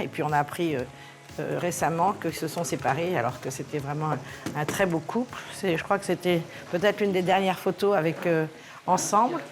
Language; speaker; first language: French; native; French